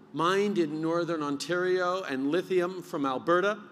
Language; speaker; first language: English; early bilingual, other home language; French